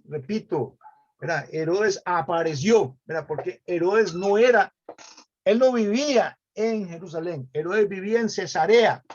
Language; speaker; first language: Spanish; native; Spanish